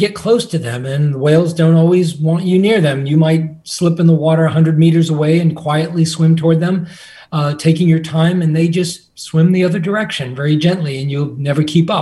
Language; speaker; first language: English; native; English